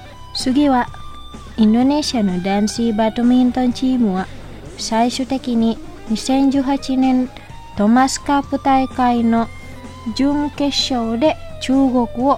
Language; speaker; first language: Japanese; non-native, fluent; Indonesian